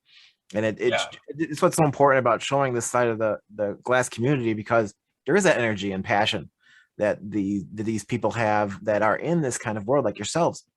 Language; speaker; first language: English; native; English